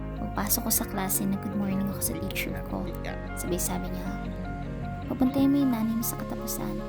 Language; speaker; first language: Filipino; native; Filipino